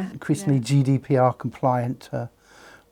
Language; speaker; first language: English; native; English